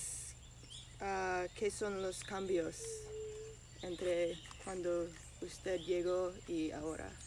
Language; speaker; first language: Spanish; non-native, learner; English